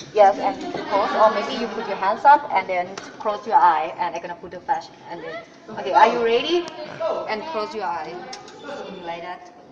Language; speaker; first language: English; non-native, learner; Thai